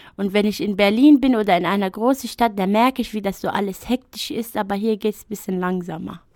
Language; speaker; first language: German; non-native, fluent; Arabic